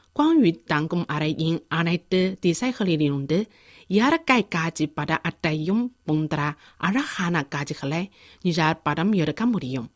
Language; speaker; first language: Tamil; non-native, fluent; Chinese